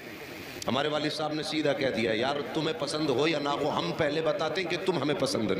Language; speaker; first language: Urdu; native; Urdu